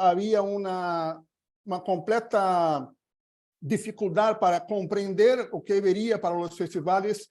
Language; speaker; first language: Spanish; non-native, learner; Portuguese